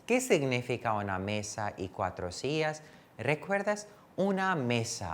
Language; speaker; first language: Spanish; non-native, fluent; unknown